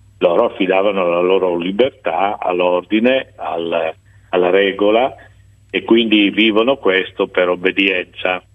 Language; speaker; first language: Italian; native; Italian